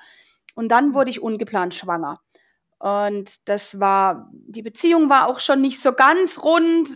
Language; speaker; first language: German; native; German